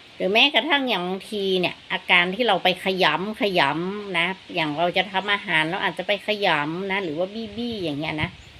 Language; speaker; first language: Thai; native; Thai